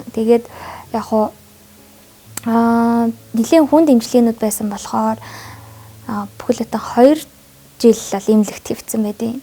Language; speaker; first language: Mongolian; native; Mongolian